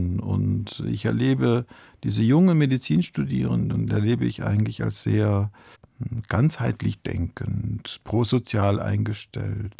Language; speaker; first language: German; early bilingual, other home language; Italian